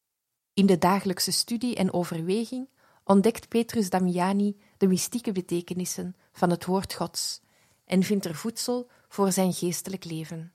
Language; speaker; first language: Dutch; native; Dutch